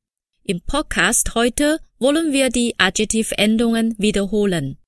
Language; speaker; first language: German; non-native, fluent; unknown